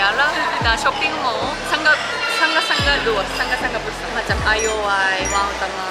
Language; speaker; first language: Indonesian; non-native, fluent; Japanese